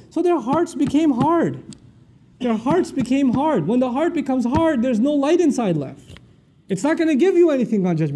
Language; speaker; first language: English; native; English